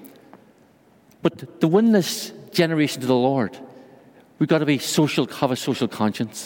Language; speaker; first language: English; native; English